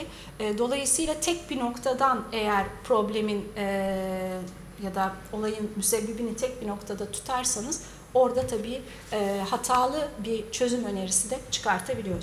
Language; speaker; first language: Turkish; native; Turkish